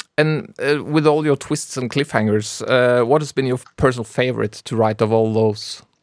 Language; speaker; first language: English; non-native, fluent; Norwegian